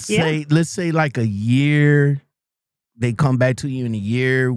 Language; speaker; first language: English; native; English